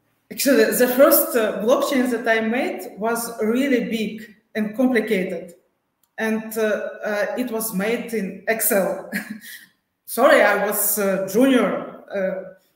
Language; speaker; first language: English; non-native, fluent; Russian